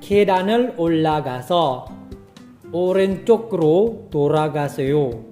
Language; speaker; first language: Korean; non-native, fluent; Indonesian